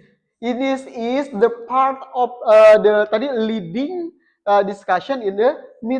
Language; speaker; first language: English; non-native, fluent; Indonesian